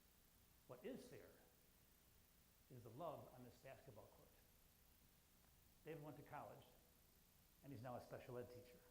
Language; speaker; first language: English; native; English